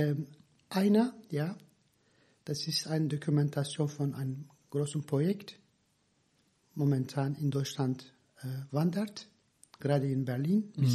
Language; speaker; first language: German; non-native, fluent; Turkish